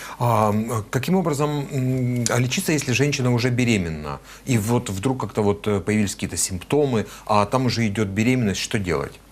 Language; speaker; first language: Russian; native; Russian